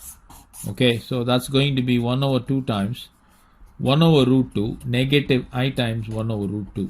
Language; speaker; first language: English; non-native, local second language; Tamil